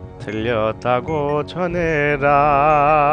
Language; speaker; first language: Korean; native; Korean